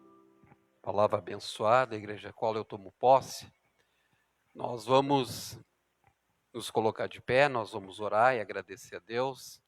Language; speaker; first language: Portuguese; native; Portuguese